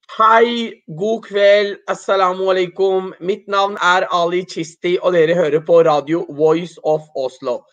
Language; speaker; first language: Norwegian; early bilingual, other home language; Urdu